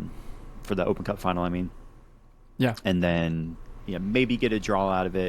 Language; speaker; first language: English; native; English